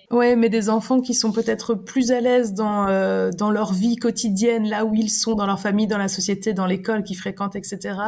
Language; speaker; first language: French; native; French